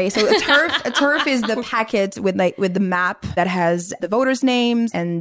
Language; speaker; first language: English; non-native, fluent; Arabic